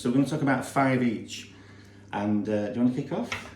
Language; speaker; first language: English; native; English